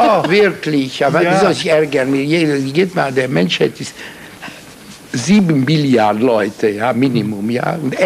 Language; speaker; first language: German; non-native, fluent; Hungarian